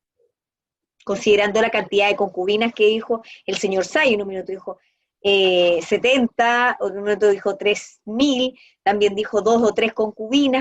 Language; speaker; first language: Spanish; native; Spanish